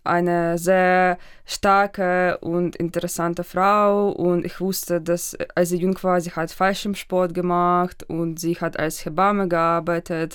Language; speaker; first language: German; non-native, fluent; Russian